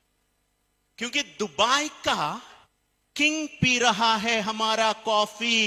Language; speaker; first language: Hindi; non-native, fluent; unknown